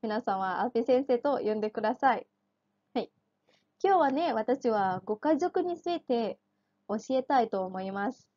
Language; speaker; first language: Japanese; non-native, fluent; Indonesian